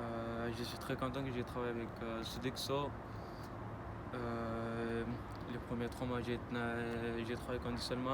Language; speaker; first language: French; non-native, learner; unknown